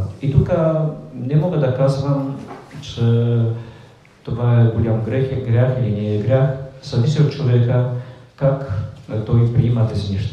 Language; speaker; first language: Bulgarian; non-native, fluent; Polish